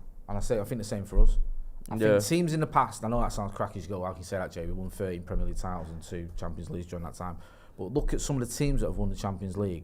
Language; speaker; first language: English; native; English